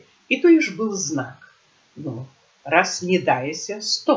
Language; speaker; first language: Polish; non-native, learner; Ukrainian